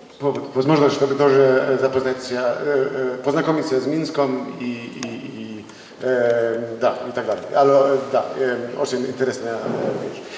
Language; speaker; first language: Russian; non-native, learner; Polish